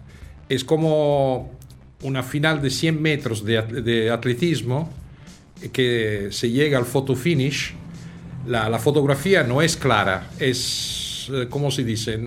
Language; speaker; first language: Spanish; non-native, fluent; Italian